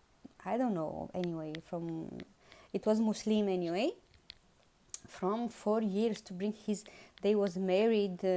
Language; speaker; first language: English; non-native, learner; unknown